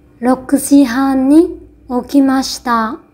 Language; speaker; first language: Japanese; non-native, fluent; Vietnamese